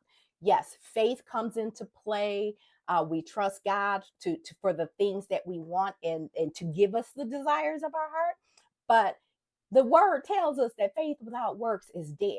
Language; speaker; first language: English; native; English